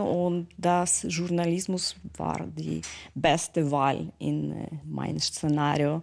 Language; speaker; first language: German; non-native, fluent; Ukrainian